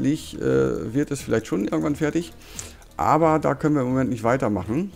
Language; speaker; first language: German; native; German